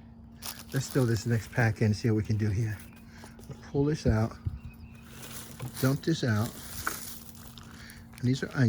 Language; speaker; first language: English; native; English